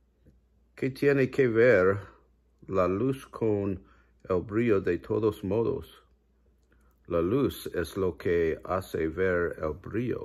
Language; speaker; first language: Spanish; non-native, learner; English